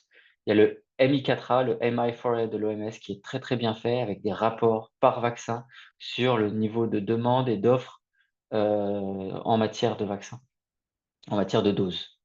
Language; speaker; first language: French; native; French